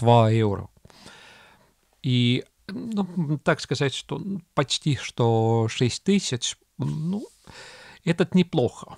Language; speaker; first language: Russian; non-native, local second language; Estonian